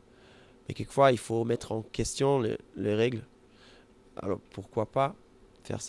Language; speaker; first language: French; non-native, fluent; German